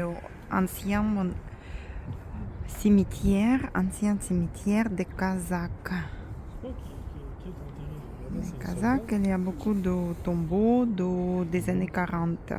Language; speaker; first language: French; non-native, fluent; Russian